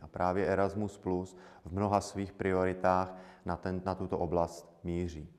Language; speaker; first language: Czech; native; Czech